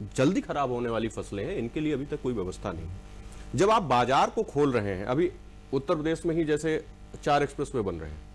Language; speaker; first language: Hindi; native; Hindi